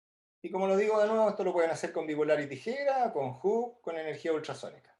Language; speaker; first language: Spanish; native; Spanish